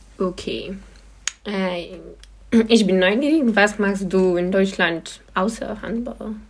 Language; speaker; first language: German; non-native, fluent; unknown